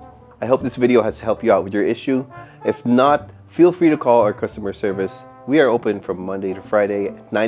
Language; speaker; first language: English; native; English